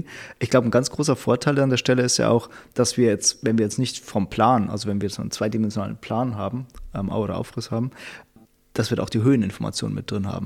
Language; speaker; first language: German; native; German